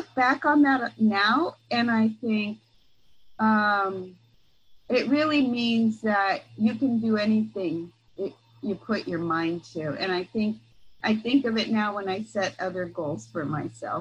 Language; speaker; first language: English; native; English